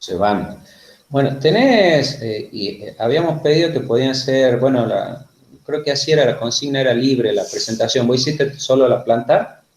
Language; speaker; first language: Spanish; native; Spanish